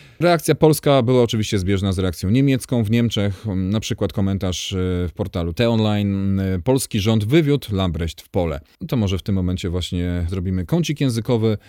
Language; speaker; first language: Polish; native; Polish